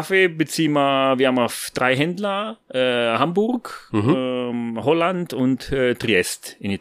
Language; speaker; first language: German; non-native, fluent; Italian